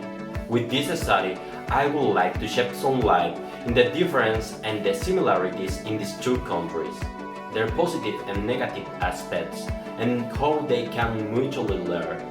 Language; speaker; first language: English; non-native, fluent; Spanish